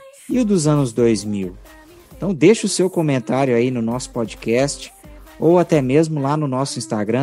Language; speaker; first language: Portuguese; native; Portuguese